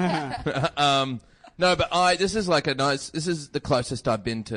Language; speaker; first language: English; native; English